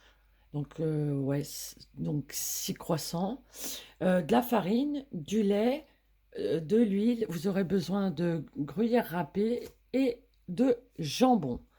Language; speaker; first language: French; native; French